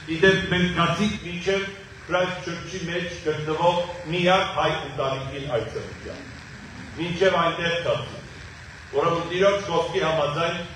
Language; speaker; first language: Armenian; native; Armenian